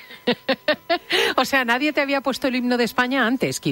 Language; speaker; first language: Spanish; native; Spanish